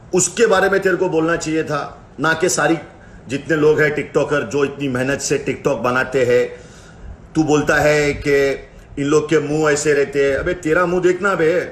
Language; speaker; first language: Hindi; non-native, local second language; Urdu